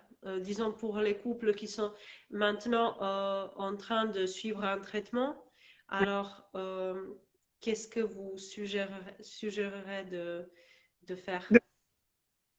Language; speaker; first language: French; non-native, learner; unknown